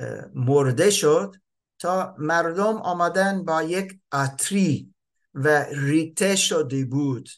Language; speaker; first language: Persian; non-native, fluent; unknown